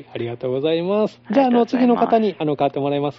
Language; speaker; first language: Japanese; native; Japanese